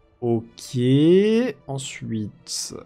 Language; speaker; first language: French; native; French